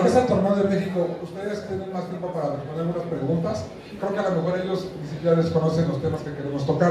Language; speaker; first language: Spanish; native; Spanish